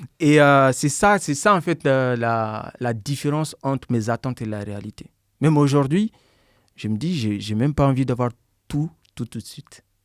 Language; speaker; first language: French; non-native, local second language; Bambara